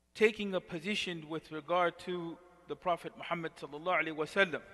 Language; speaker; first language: English; native; English